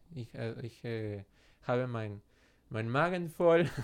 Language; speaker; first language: German; non-native, fluent; Spanish